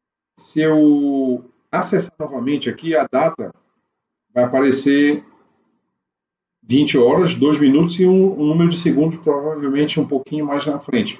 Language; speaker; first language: Portuguese; native; Portuguese